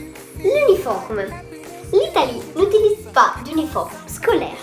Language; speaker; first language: French; non-native, learner; Italian